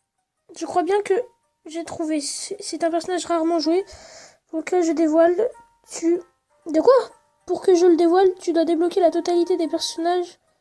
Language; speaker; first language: French; native; French